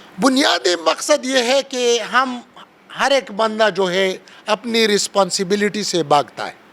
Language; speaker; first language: Urdu; non-native, local second language; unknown